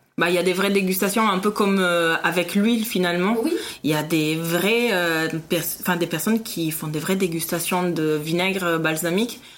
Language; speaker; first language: French; non-native, fluent; Italian